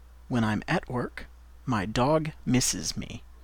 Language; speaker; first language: English; native; English